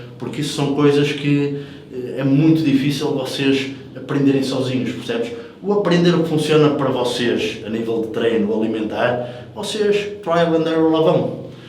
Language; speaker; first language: Portuguese; early bilingual, heritage; English